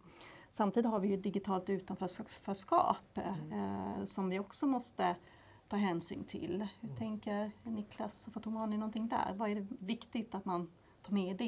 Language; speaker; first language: Swedish; native; Swedish